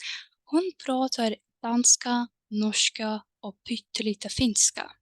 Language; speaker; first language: Swedish; non-native, fluent; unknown